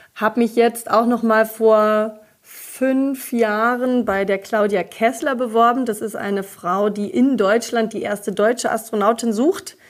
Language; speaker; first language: German; native; German